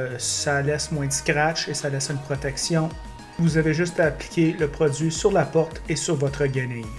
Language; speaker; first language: French; native; French